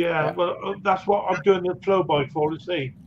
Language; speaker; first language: English; native; English